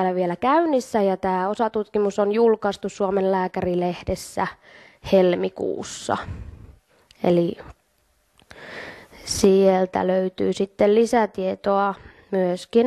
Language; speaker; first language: Finnish; native; Finnish